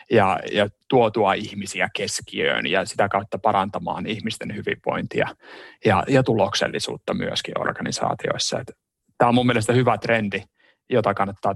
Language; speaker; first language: Finnish; native; Finnish